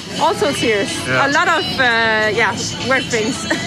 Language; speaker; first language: English; non-native, fluent; Danish